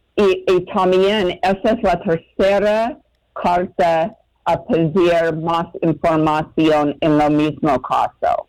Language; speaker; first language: Spanish; non-native, fluent; English